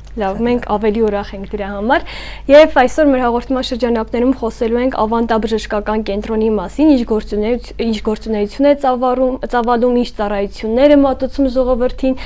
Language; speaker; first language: Armenian; native; Armenian